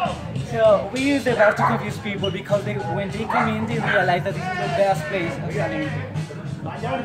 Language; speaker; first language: English; non-native, fluent; Spanish